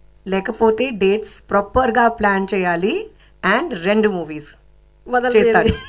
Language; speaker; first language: Telugu; non-native, fluent; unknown